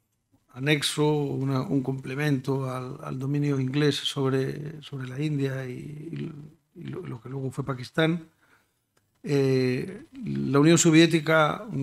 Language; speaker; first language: Spanish; native; Spanish